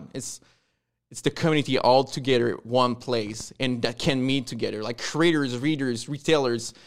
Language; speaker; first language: English; non-native, fluent; French